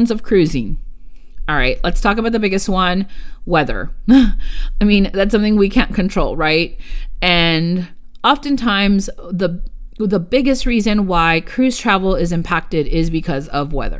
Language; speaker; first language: English; early bilingual, other home language; Spanish